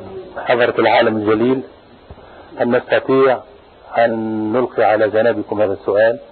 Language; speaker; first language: Arabic; non-native, fluent; French